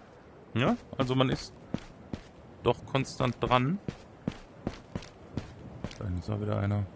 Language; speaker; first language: German; native; German